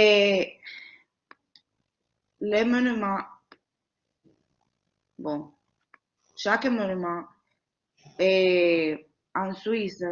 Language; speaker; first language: French; non-native, learner; Spanish